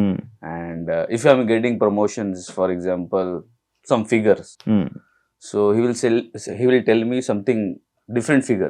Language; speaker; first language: Telugu; non-native, learner; Hindi